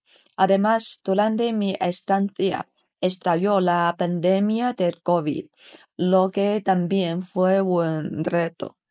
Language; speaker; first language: Spanish; non-native, fluent; Chinese